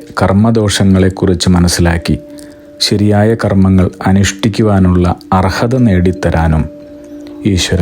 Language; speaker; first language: Malayalam; native; Malayalam